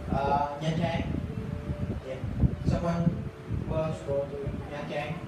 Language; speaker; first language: English; non-native, learner; Vietnamese